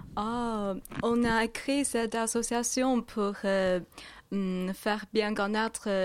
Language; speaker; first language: French; non-native, fluent; Chinese